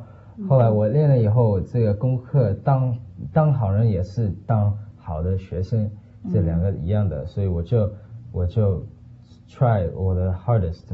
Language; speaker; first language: Chinese; early bilingual, heritage; Chinese